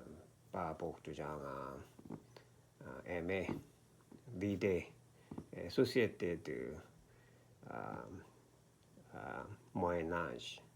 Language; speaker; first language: French; non-native, learner; Korean